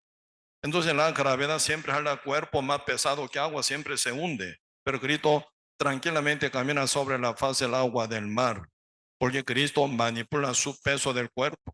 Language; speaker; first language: Spanish; non-native, learner; Korean